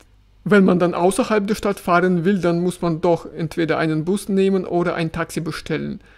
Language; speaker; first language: German; non-native, fluent; Russian